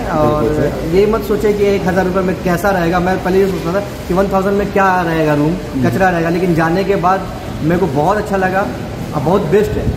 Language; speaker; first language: Hindi; native; Hindi